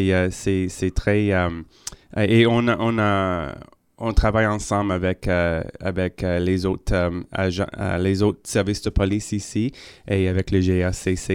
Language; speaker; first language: French; non-native, local second language; English